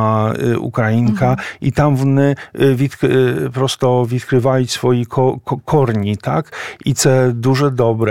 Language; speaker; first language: Ukrainian; non-native, fluent; Polish